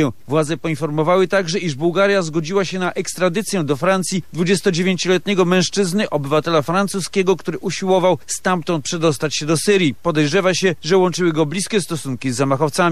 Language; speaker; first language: Polish; native; Polish